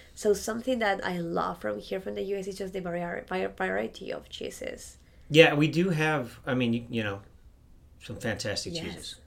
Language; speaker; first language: English; non-native, fluent; Spanish